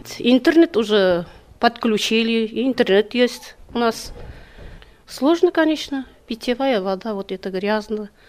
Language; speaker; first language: Russian; non-native, local second language; Bashkir